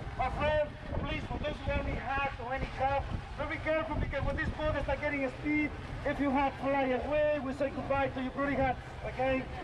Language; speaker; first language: English; non-native, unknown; Spanish